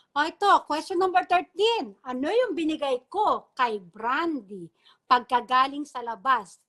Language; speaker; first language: Filipino; non-native, local second language; Bikol